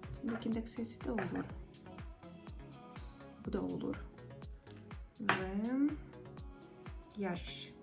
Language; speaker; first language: Turkish; non-native, fluent; Russian